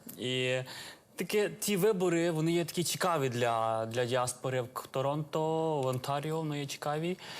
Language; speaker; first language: Ukrainian; early bilingual, heritage; Ukrainian